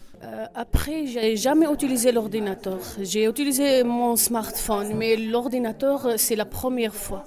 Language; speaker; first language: French; non-native, learner; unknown